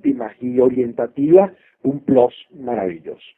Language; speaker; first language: Spanish; native; Spanish